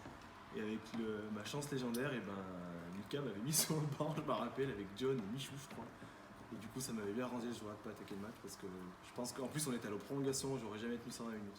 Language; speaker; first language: French; native; French